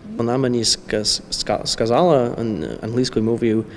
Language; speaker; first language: Ukrainian; non-native, learner; English